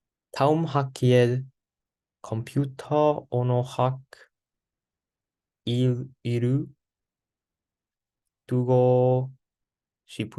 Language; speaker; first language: Korean; non-native, learner; English